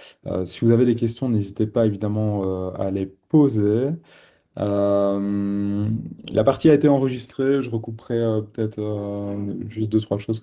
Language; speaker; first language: French; native; French